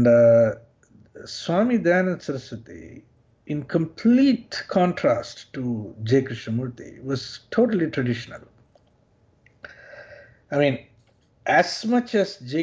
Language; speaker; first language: English; non-native, local second language; Tamil